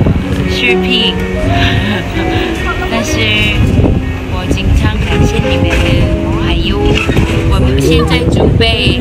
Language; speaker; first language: Chinese; non-native, learner; Korean